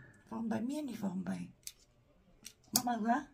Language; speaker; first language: German; non-native, fluent; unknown